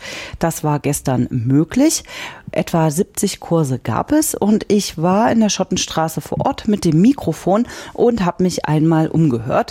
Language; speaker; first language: German; native; German